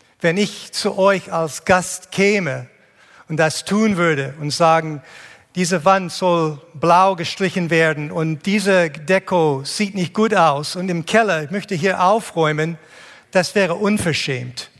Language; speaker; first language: German; non-native, fluent; English